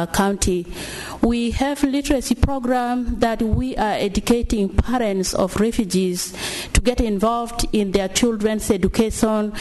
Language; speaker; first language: English; non-native, fluent; Arabic